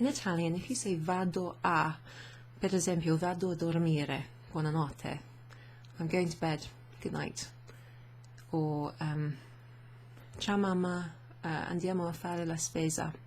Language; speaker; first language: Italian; non-native, fluent; English